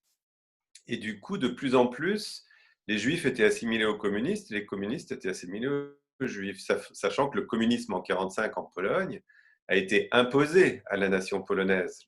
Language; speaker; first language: French; native; French